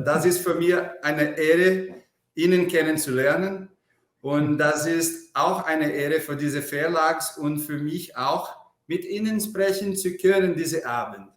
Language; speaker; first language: German; non-native, learner; Portuguese